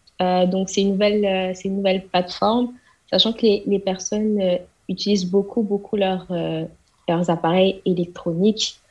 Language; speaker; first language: French; non-native, local second language; Wolof